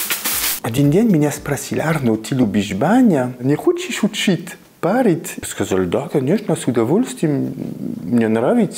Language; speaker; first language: Russian; non-native, fluent; French